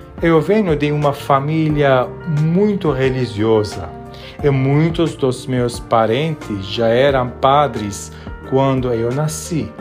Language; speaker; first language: Portuguese; non-native, fluent; Armenian